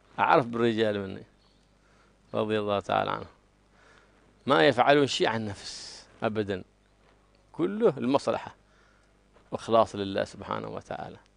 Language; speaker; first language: Arabic; native; Arabic